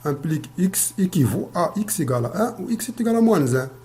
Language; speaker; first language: French; non-native, local second language; Arabic